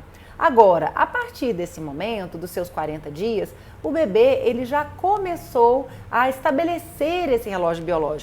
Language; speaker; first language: Portuguese; native; Portuguese